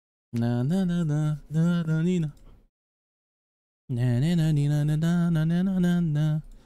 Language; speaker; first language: Japanese; early bilingual, heritage; Japanese